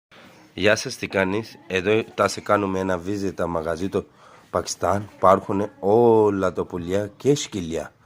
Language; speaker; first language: Greek; non-native, learner; Urdu